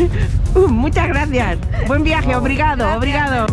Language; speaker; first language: Spanish; native; Spanish